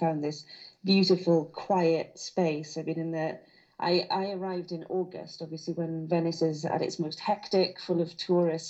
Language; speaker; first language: English; native; English